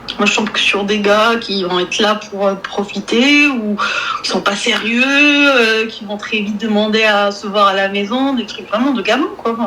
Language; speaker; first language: French; non-native, local second language; Arabic